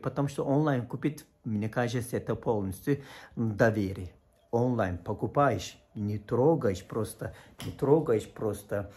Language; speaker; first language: Russian; non-native, fluent; Turkish